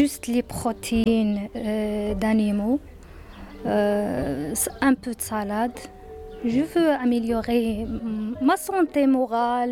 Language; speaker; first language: French; non-native, learner; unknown